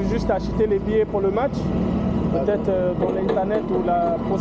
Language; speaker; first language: French; non-native, learner; English